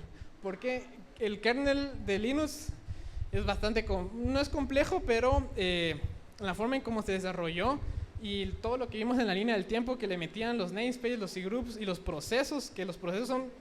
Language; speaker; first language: Spanish; native; Spanish